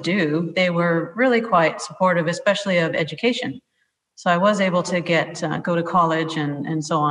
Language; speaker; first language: English; native; English